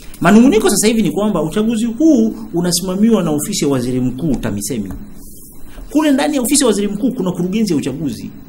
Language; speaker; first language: Swahili; native; Swahili